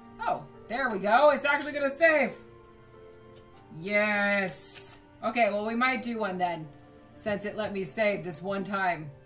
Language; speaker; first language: English; native; English